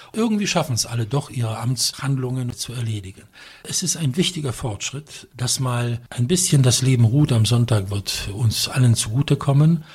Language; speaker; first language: German; non-native, fluent; Polish